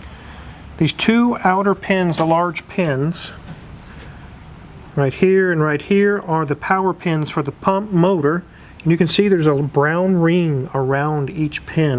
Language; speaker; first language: English; native; English